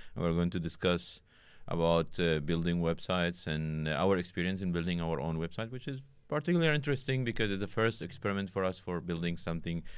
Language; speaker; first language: English; non-native, fluent; Arabic